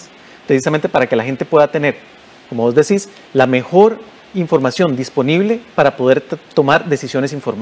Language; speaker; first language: Spanish; native; Spanish